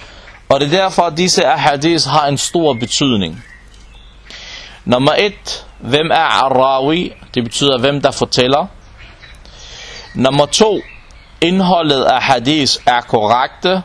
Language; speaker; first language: Danish; non-native, local second language; Arabic